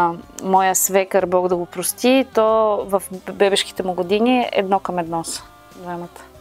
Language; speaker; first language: Bulgarian; native; Bulgarian